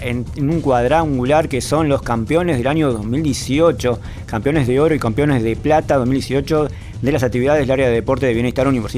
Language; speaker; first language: Spanish; native; Spanish